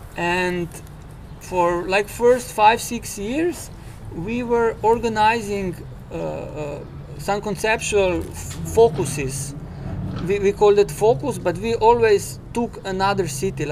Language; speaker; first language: English; non-native, fluent; Slovenian